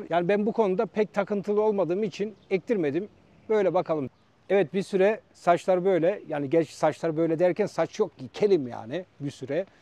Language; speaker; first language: Turkish; native; Turkish